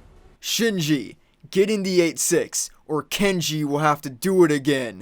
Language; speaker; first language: English; native; English